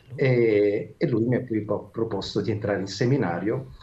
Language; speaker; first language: Italian; native; Italian